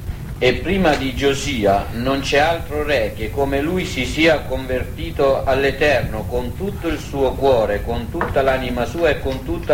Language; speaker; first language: Italian; native; Italian